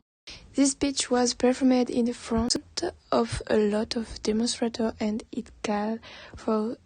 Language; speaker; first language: English; non-native, learner; French